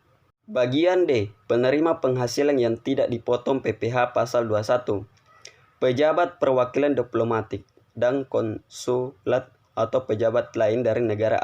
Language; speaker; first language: Indonesian; native; Indonesian